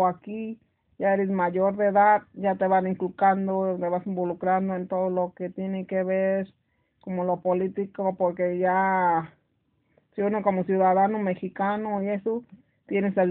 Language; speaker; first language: Spanish; native; Spanish